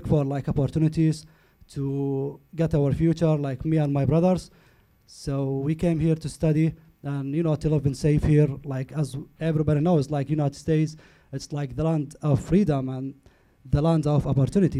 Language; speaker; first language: English; non-native, learner; Arabic